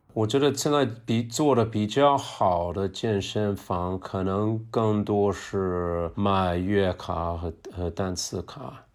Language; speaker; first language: Chinese; non-native, fluent; English